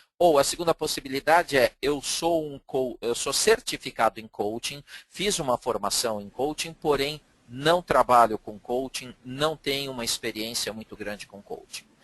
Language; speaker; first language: Portuguese; native; Portuguese